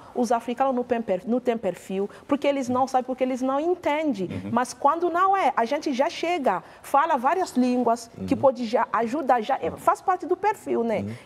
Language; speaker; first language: Portuguese; non-native, fluent; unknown